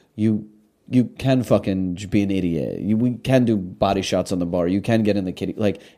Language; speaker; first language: English; early bilingual, other home language; Russian